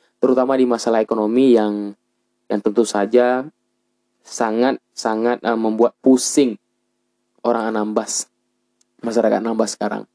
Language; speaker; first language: Indonesian; native; Indonesian